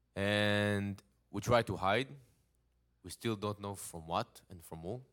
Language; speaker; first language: English; non-native, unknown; Hebrew